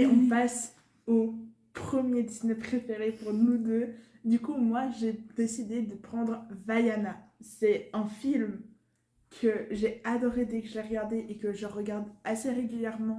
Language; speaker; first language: French; native; French